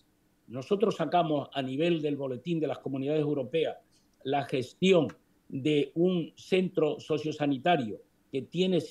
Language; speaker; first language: Spanish; native; Spanish